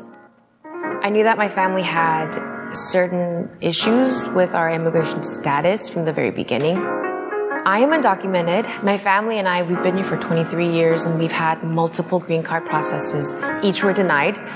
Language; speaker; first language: English; native; English